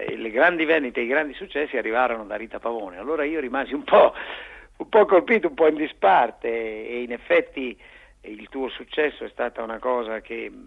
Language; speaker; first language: Italian; native; Italian